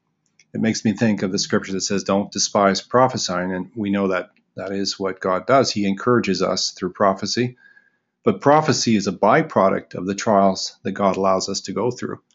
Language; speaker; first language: English; native; English